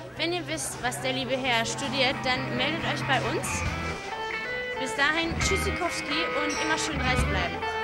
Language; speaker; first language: German; native; German